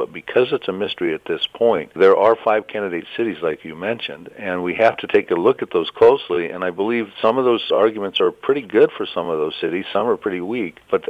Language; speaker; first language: English; native; English